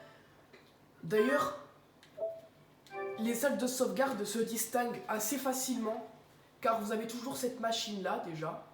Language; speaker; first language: French; native; French